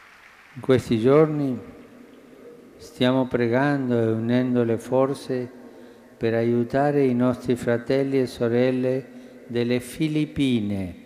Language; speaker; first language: Italian; non-native, fluent; Spanish